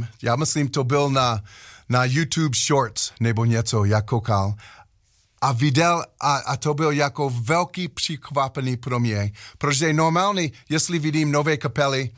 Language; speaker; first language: Czech; non-native, learner; English